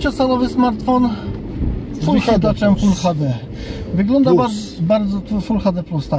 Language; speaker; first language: Polish; native; Polish